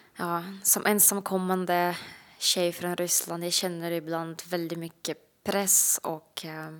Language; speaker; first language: Swedish; non-native, fluent; Russian